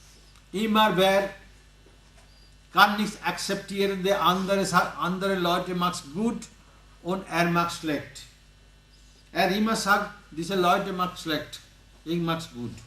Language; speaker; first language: German; non-native, learner; Bangla